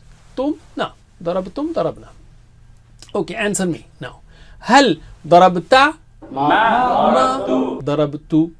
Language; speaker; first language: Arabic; non-native, fluent; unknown